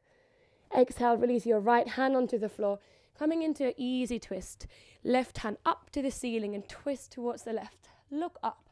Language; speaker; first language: English; non-native, fluent; Finnish